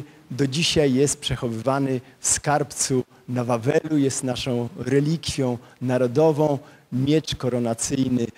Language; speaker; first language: Polish; native; Polish